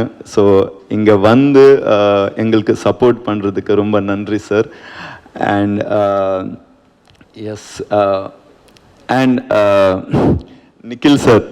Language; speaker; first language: Tamil; non-native, learner; Kannada